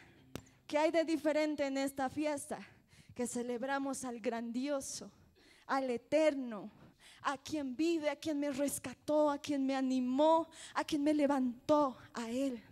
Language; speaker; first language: Spanish; native; Spanish